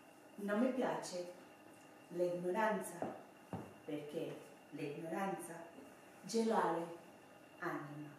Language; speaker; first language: Italian; non-native, learner; Swedish